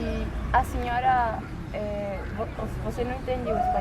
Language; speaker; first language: Portuguese; non-native, local second language; Spanish